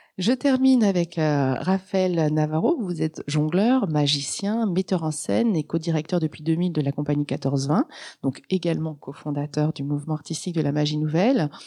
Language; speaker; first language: French; native; French